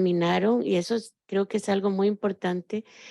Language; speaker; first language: Spanish; native; Spanish